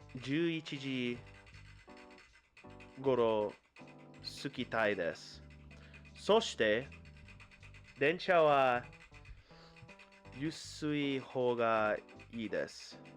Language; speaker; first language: Japanese; non-native, learner; English